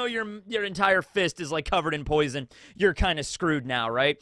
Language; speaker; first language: English; native; English